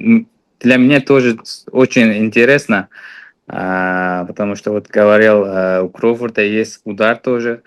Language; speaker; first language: Russian; non-native, fluent; Uzbek